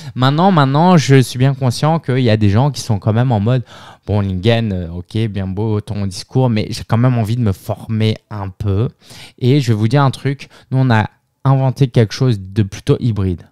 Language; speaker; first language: French; native; French